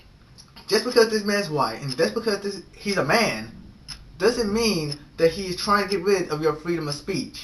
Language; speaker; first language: English; native; English